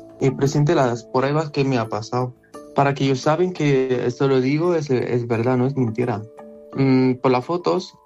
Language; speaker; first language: Spanish; non-native, learner; Arabic